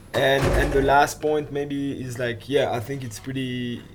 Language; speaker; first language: English; non-native, fluent; French